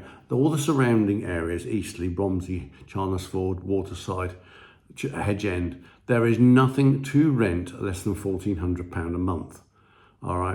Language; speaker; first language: English; native; English